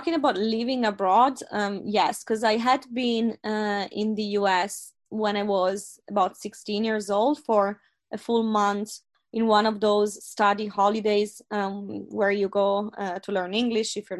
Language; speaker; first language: English; non-native, fluent; Italian